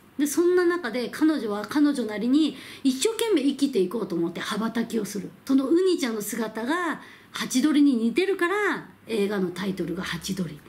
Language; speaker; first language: Japanese; non-native, fluent; Korean